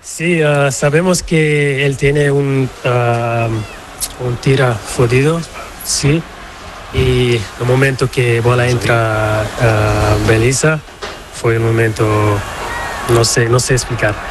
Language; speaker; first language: Spanish; non-native, learner; Portuguese